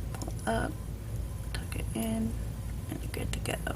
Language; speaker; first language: English; native; English